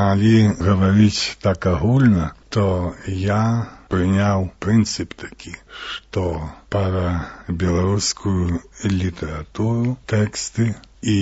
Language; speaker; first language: Belarusian; native; Belarusian